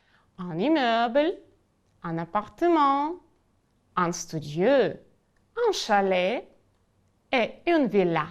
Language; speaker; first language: French; non-native, fluent; Ukrainian